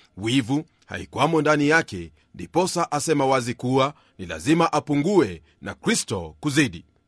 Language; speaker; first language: Swahili; native; Swahili